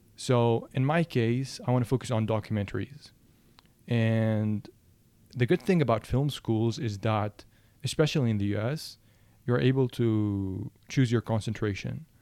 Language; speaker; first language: English; non-native, fluent; Arabic